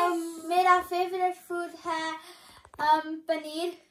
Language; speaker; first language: Hindi; early bilingual, heritage; Hindi